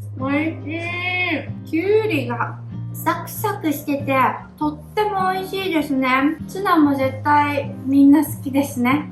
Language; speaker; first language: Japanese; native; Japanese